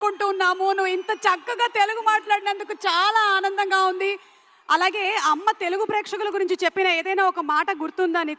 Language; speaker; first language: Telugu; native; Telugu